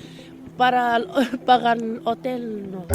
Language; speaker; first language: Spanish; non-native, learner; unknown